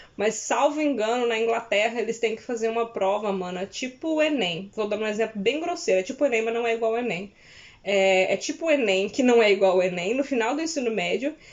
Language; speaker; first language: Portuguese; native; Portuguese